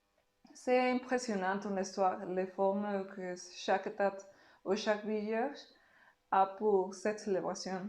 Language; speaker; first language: French; non-native, learner; Spanish